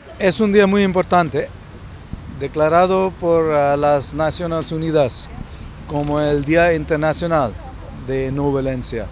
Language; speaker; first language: Spanish; non-native, fluent; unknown